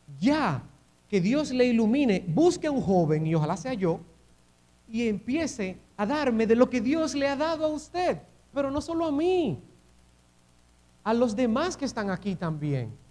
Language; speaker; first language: Spanish; native; Spanish